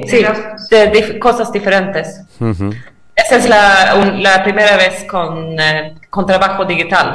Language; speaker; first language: Spanish; non-native, fluent; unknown